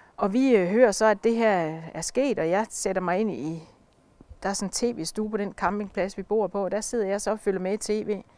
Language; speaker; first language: Danish; native; Danish